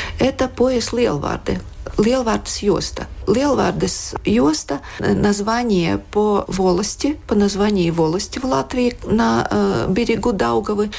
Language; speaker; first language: Russian; non-native, local second language; Latvian